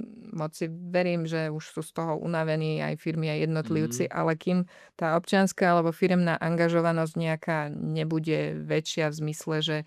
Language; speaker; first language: Slovak; native; Slovak